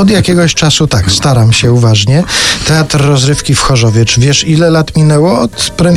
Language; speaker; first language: Polish; native; Polish